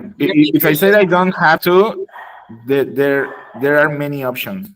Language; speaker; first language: English; non-native, learner; Spanish